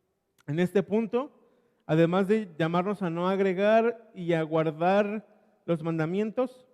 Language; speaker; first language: Spanish; native; Spanish